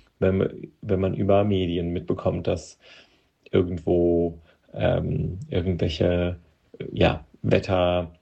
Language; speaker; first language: German; non-native, fluent; Russian